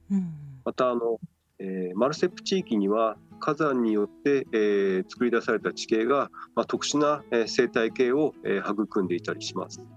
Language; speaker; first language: Japanese; native; Japanese